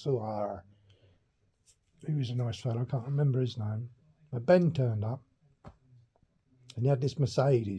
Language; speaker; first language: English; native; English